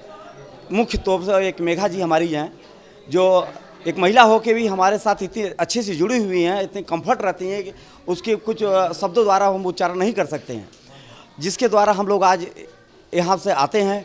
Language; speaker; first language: Hindi; native; Hindi